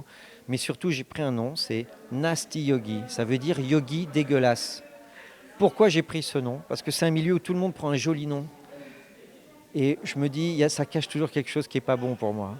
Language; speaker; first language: French; native; French